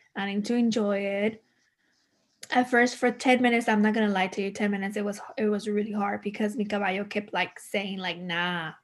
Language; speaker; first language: English; early bilingual, other home language; Spanish